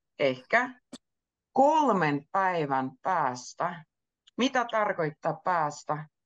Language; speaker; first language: Finnish; native; Finnish